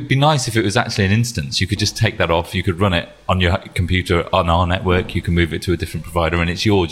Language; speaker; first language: English; native; English